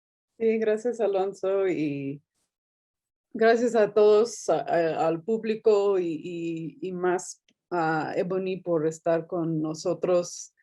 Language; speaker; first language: Spanish; non-native, fluent; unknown